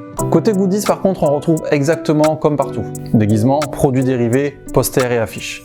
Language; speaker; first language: French; native; French